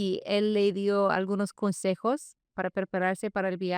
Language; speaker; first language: Spanish; non-native, fluent; English